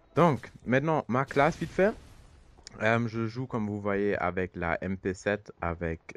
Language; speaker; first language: French; non-native, fluent; German